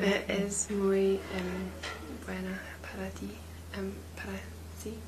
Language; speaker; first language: Spanish; non-native, learner; English